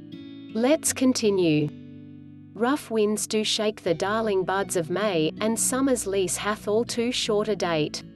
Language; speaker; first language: English; native; English